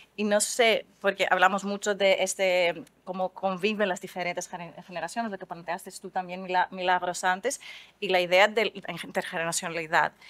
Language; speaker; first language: Spanish; non-native, fluent; Greek